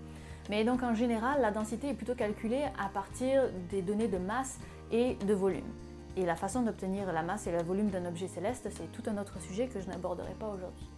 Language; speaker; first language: French; native; French